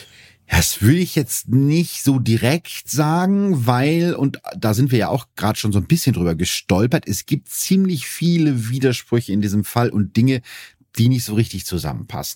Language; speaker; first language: German; native; German